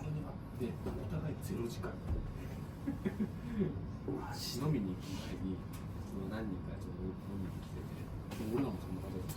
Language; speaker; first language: Japanese; native; Japanese